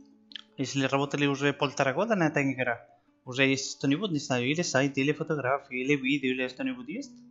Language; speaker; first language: Russian; non-native, learner; Spanish